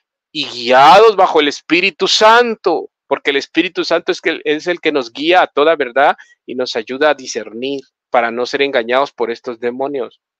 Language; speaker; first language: Spanish; native; Spanish